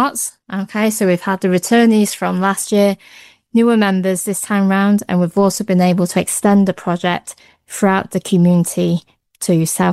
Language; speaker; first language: English; native; English